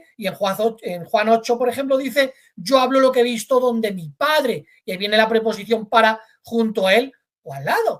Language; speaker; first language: Spanish; native; Spanish